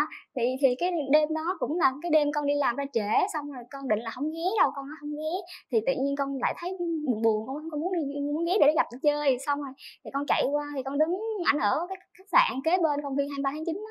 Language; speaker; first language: Vietnamese; native; Vietnamese